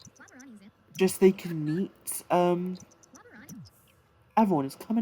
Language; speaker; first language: English; native; English